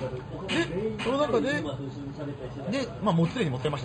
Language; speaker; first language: Japanese; native; Japanese